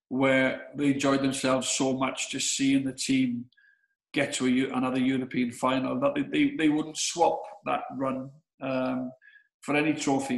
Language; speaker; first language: English; native; English